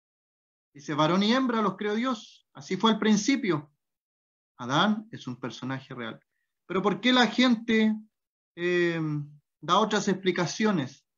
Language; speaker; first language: Spanish; native; Spanish